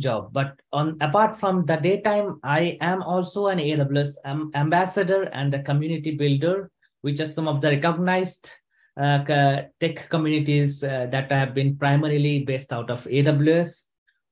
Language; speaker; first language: English; non-native, local second language; Bangla